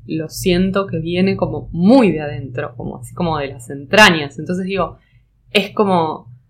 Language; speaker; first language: Spanish; native; Spanish